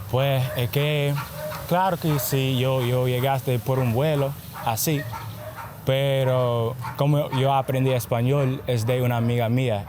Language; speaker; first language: Spanish; non-native, learner; English